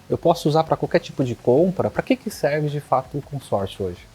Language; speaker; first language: Portuguese; native; Portuguese